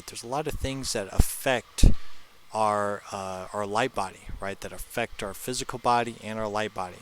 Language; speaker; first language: English; native; English